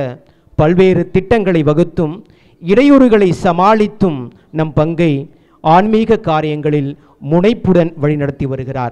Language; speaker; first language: Tamil; native; Tamil